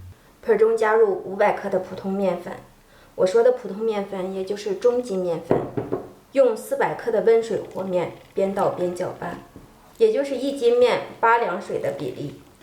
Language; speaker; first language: Chinese; native; Chinese